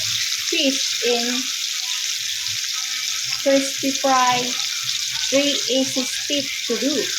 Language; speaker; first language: English; non-native, local second language; Filipino